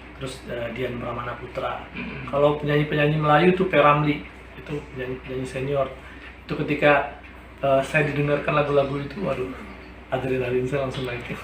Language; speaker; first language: Indonesian; native; Indonesian